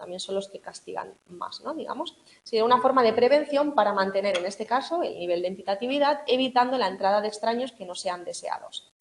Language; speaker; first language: Spanish; native; Spanish